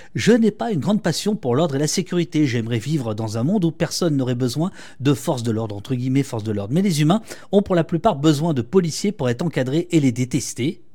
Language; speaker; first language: French; native; French